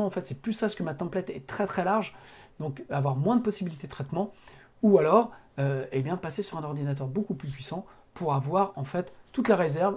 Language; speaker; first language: French; native; French